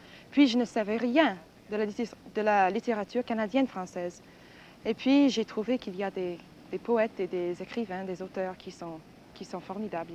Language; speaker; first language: French; non-native, fluent; English